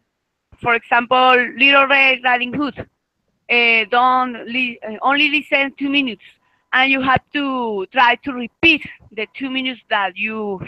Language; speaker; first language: English; non-native, fluent; Spanish